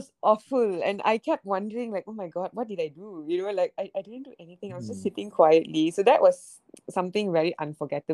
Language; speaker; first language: English; native; English